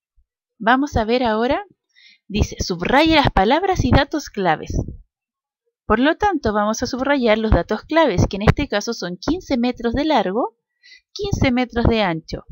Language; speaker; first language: Spanish; native; Spanish